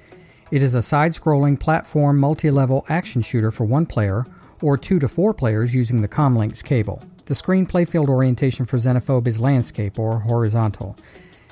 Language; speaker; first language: English; native; English